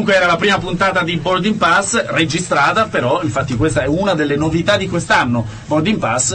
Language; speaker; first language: Italian; native; Italian